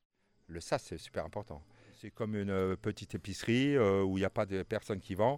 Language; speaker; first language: French; native; French